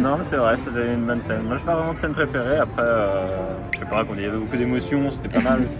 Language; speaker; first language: French; native; French